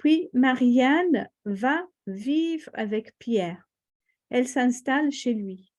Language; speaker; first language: French; non-native, fluent; English